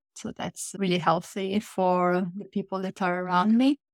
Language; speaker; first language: English; non-native, fluent; Italian